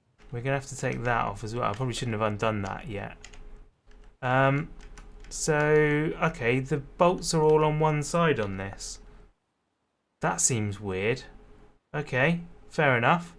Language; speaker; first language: English; native; English